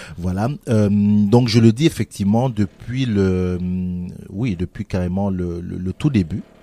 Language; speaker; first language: French; native; French